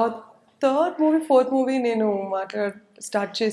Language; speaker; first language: Telugu; non-native, learner; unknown